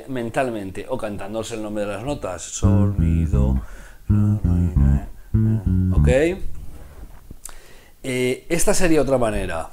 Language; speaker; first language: Spanish; native; Spanish